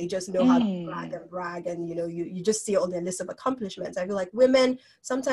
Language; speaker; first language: English; non-native, local second language; Yoruba